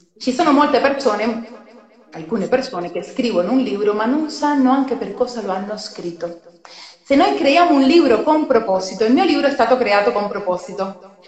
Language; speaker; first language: Italian; non-native, fluent; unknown